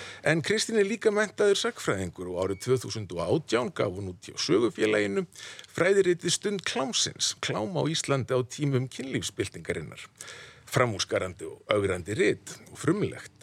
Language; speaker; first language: Icelandic; native; Icelandic